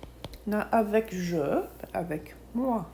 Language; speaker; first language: French; non-native, fluent; English